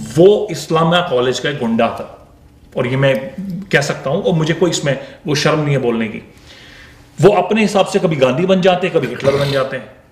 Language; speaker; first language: Hindi; non-native, local second language; Kashmiri